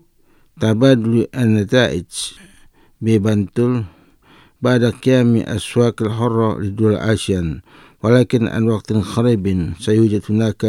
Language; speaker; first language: Arabic; non-native, fluent; Indonesian